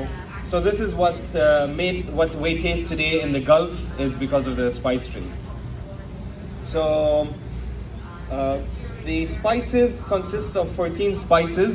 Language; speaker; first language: English; non-native, local second language; Arabic